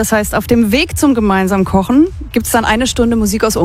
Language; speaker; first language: German; native; German